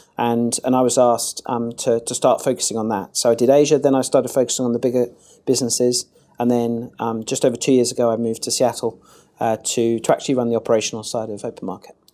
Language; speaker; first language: English; native; English